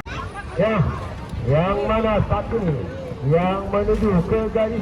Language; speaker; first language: Indonesian; native; Indonesian